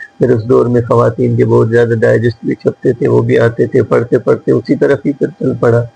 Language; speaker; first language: Urdu; non-native, local second language; Sindhi